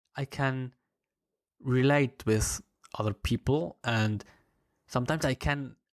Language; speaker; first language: English; non-native, fluent; Swiss German